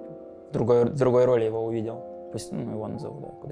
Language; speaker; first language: Russian; native; Russian